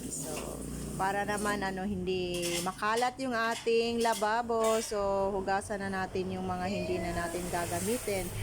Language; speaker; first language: Filipino; native; Filipino